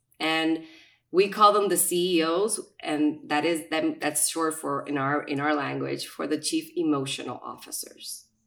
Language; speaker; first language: English; non-native, fluent; Spanish